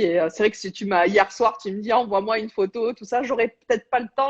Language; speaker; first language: French; native; French